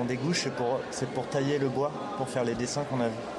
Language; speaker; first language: French; native; French